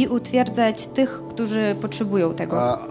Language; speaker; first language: Polish; non-native, fluent; Russian